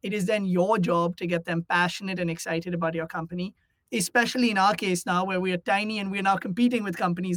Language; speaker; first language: English; non-native, local second language; Hindi